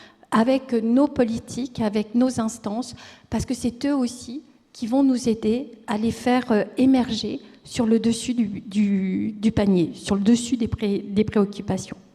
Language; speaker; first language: French; native; French